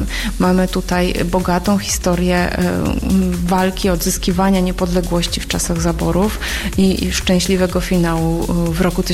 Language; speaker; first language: Polish; native; Polish